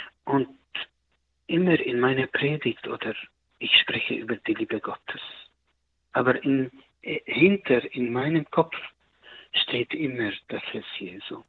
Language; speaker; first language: German; non-native, learner; Arabic